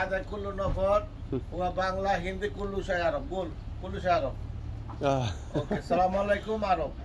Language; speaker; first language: Arabic; non-native, learner; Bangla